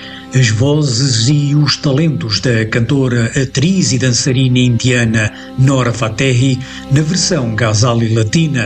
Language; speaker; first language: Portuguese; native; Portuguese